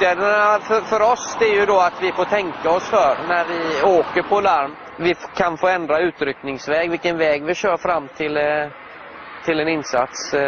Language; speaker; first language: Swedish; native; Swedish